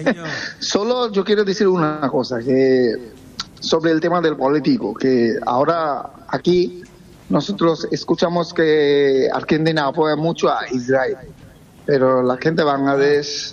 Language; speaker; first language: Spanish; non-native, fluent; Bangla